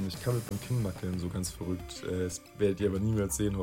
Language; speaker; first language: German; native; German